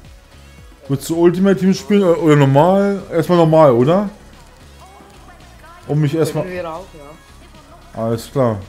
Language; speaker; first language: German; native; German